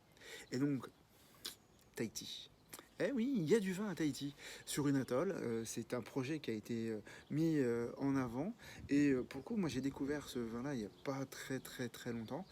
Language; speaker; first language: French; native; French